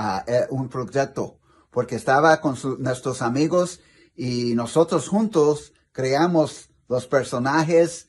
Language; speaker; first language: Spanish; non-native, learner; English